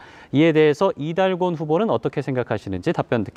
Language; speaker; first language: Korean; native; Korean